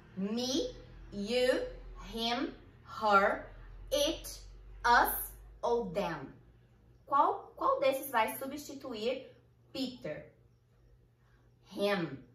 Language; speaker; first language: English; non-native, fluent; Portuguese